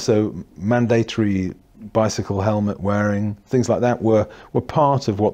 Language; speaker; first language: English; native; English